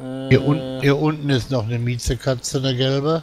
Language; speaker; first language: German; native; German